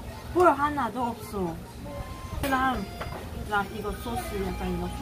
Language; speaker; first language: Korean; non-native, learner; Cantonese